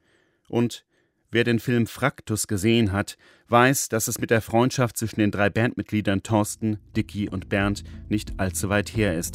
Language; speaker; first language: German; native; German